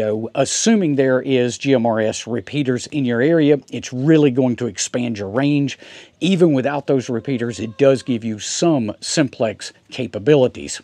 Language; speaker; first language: English; native; English